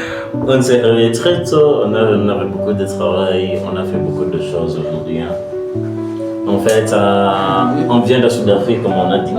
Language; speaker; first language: French; non-native, learner; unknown